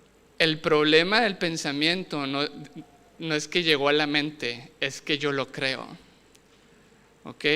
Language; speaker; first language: Spanish; native; Spanish